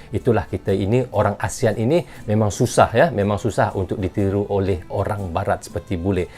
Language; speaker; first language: Malay; native; Malay